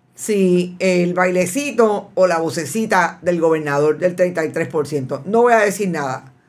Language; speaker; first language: Spanish; native; Spanish